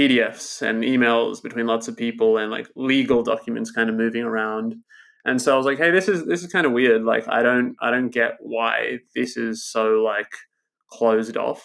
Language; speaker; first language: English; native; English